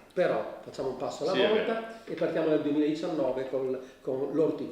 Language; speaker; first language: Italian; native; Italian